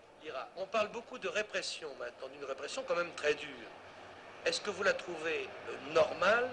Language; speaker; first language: French; native; French